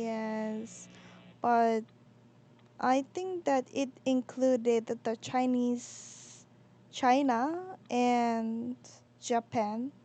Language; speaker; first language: English; non-native, learner; Korean